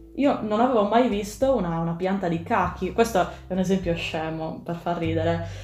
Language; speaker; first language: Italian; native; Italian